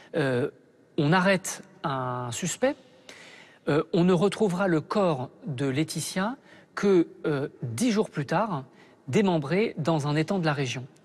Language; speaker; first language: French; native; French